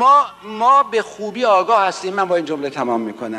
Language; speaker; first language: Persian; native; Persian